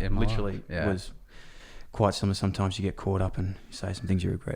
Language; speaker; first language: English; native; English